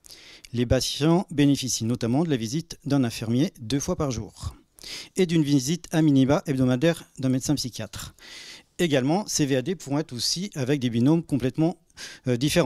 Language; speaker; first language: French; native; French